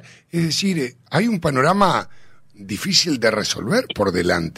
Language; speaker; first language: Spanish; native; Spanish